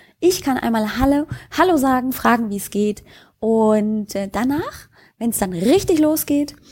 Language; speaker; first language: German; native; German